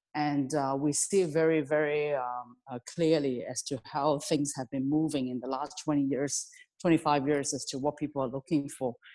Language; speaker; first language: English; non-native, local second language; Cantonese